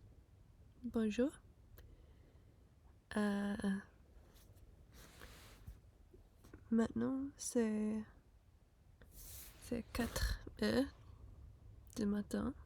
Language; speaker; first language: French; non-native, fluent; English